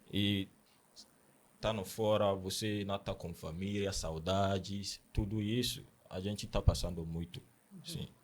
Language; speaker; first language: Portuguese; non-native, learner; Akan